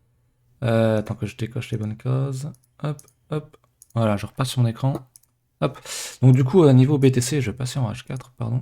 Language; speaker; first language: French; native; French